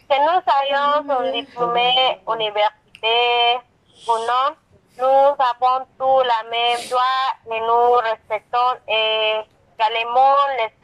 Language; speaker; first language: French; non-native, learner; Spanish